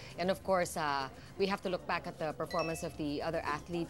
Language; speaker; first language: English; non-native, local second language; Filipino